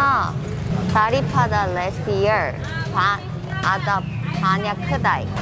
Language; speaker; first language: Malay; non-native, learner; Korean